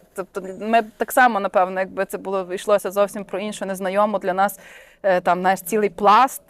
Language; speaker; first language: Ukrainian; native; Ukrainian